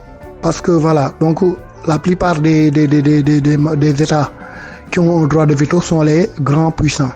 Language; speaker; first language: French; non-native, local second language; Wolof